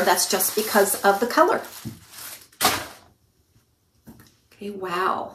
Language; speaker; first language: English; native; English